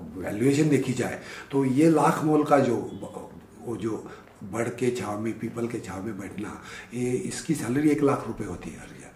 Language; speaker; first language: Hindi; non-native, local second language; Marathi